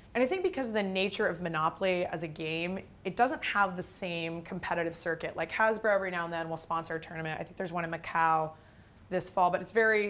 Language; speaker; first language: English; native; English